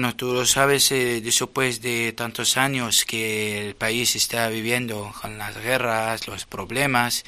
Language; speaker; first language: Spanish; non-native, fluent; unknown